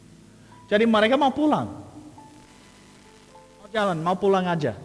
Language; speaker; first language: Indonesian; non-native, fluent; English